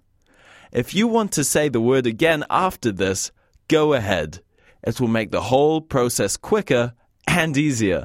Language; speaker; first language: English; native; English